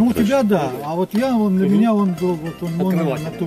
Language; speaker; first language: Russian; native; Russian